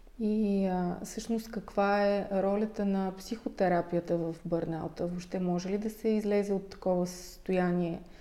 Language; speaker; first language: Bulgarian; native; Bulgarian